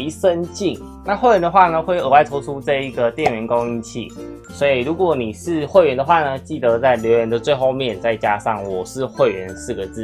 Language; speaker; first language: Chinese; native; Chinese